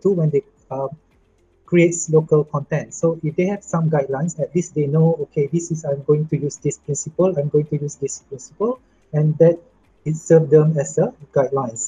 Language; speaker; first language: English; non-native, local second language; Malay